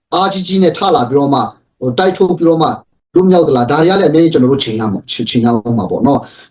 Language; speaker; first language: Burmese; non-native, local second language; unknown